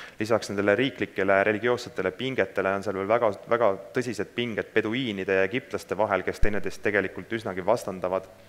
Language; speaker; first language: Estonian; native; Estonian